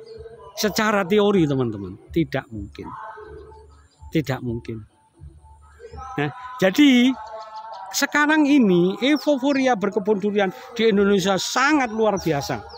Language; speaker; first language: Indonesian; native; Indonesian